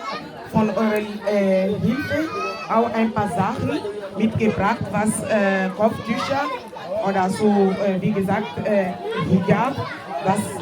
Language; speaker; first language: German; non-native, fluent; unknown